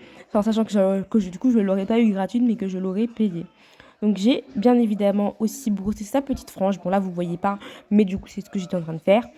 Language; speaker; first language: French; native; French